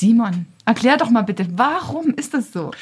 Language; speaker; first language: German; native; German